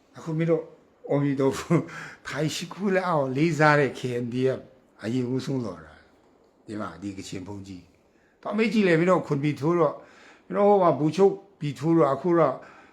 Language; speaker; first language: Burmese; non-native, local second language; Kachin